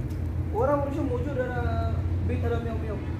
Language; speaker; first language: Arabic; non-native, learner; Filipino